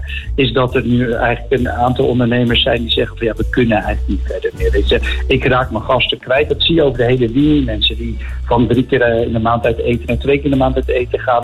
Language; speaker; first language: Dutch; native; Dutch